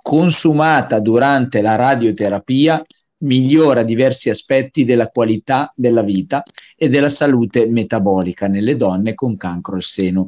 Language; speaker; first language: Italian; native; Italian